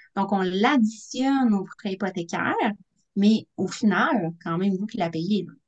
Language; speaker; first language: French; native; French